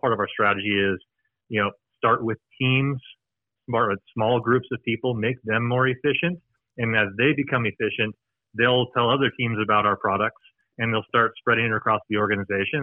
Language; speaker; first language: English; native; English